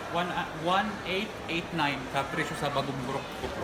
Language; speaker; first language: Filipino; non-native, learner; Arabic